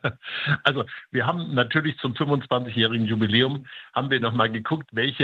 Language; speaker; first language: German; native; German